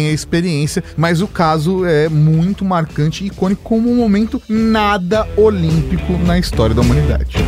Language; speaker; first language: Portuguese; native; Portuguese